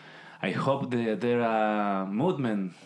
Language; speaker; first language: English; non-native, learner; Spanish